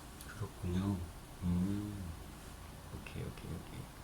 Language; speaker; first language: Korean; non-native, fluent; Japanese